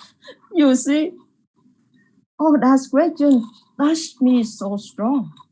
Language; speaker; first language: English; non-native, learner; Vietnamese